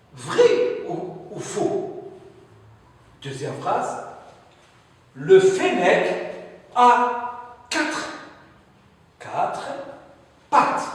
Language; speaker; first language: French; non-native, local second language; Arabic